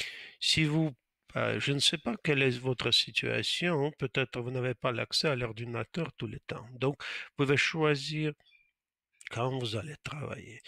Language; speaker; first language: French; non-native, fluent; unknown